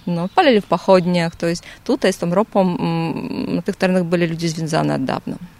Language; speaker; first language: Polish; non-native, fluent; Russian